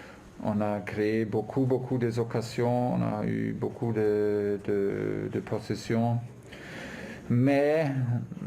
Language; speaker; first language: French; non-native, fluent; German